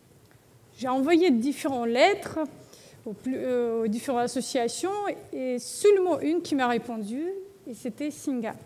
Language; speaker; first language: French; non-native, learner; Russian